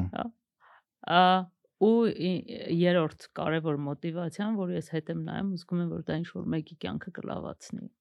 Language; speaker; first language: Armenian; native; Armenian